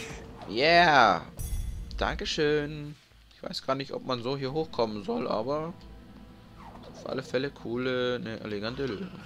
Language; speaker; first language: German; native; German